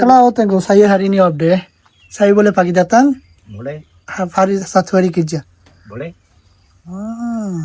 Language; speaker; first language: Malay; non-native, learner; Bangla